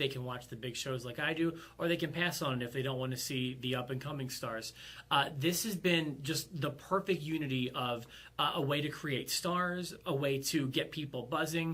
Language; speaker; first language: English; native; English